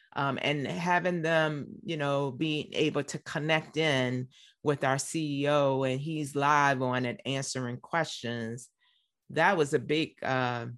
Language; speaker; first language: English; native; English